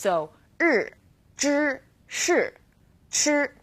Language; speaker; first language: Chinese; non-native, fluent; English